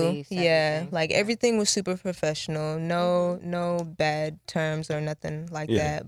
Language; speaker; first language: English; early bilingual, other home language; Japanese